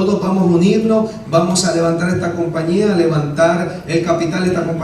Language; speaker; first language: Spanish; native; Spanish